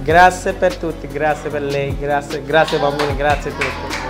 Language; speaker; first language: Italian; non-native, learner; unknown